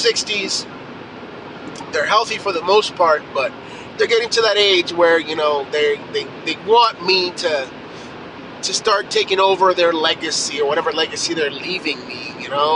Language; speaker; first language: English; native; English